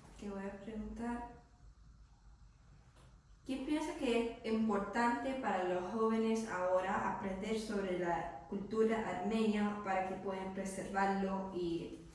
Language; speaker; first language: Spanish; non-native, learner; English